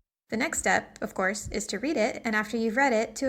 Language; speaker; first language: English; native; English